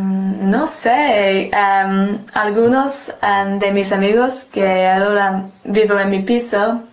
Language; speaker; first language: Spanish; non-native, learner; English